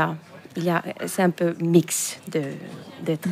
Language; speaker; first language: French; non-native, fluent; Finnish